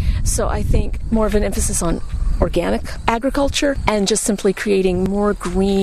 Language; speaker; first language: English; native; English